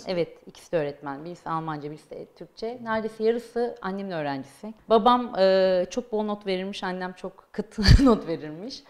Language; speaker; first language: Turkish; native; Turkish